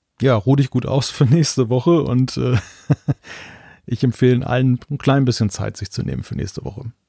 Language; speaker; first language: German; native; German